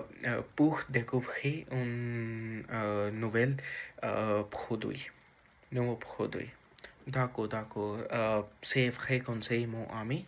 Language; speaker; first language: French; non-native, learner; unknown